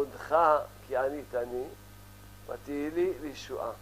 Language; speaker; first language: Hebrew; early bilingual, other home language; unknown